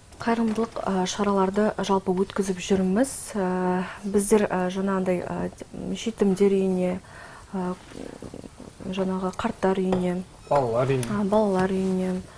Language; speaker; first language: Kazakh; native; Kazakh